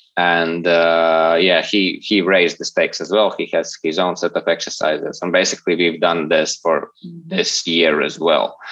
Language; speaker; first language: English; non-native, fluent; Latvian